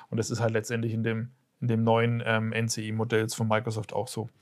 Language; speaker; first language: German; native; German